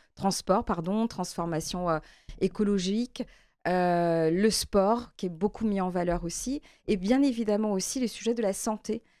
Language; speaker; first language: French; native; French